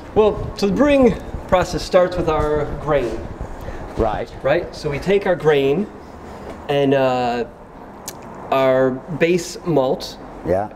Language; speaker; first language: English; native; English